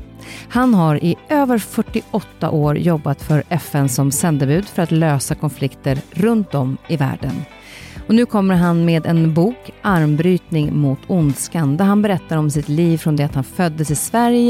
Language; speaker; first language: Swedish; native; Swedish